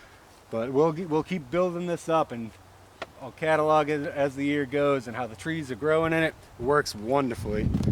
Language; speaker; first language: English; native; English